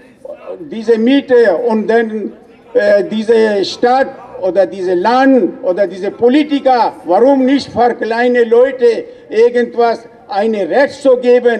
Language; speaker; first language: German; non-native, learner; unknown